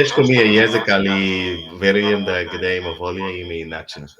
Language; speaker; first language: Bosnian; non-native, learner; English